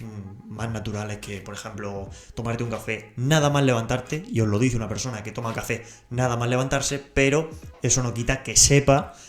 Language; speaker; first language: Spanish; native; Spanish